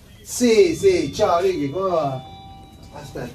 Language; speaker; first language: Italian; native; Italian